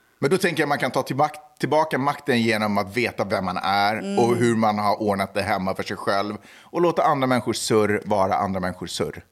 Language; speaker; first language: Swedish; native; Swedish